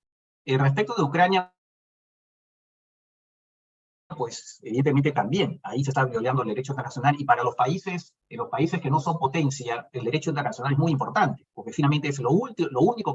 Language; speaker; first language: Spanish; native; Spanish